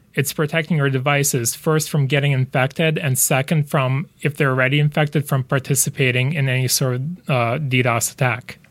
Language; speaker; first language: English; native; English